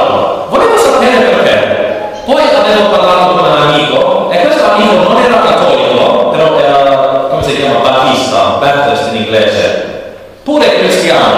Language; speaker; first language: Italian; non-native, learner; English